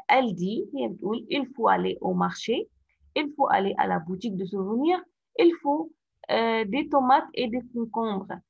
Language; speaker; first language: French; non-native, fluent; Arabic